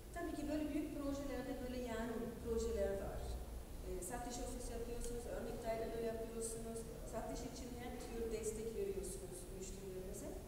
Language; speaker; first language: Turkish; non-native, fluent; German